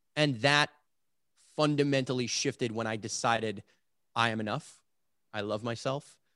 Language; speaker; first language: English; native; English